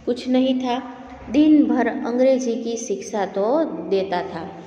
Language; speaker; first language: Hindi; non-native, local second language; Gujarati